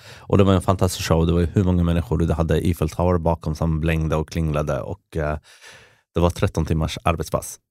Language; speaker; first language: Swedish; early bilingual, other home language; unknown